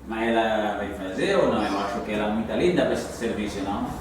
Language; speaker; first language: Portuguese; non-native, learner; Haitian Creole